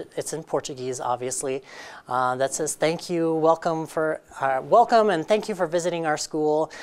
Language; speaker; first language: English; native; English